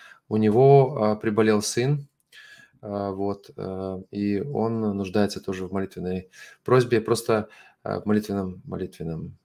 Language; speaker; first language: Russian; non-native, fluent; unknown